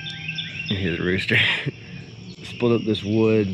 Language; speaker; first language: English; native; English